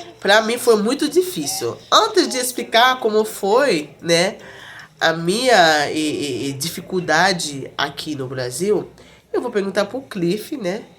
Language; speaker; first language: Portuguese; non-native, fluent; Haitian Creole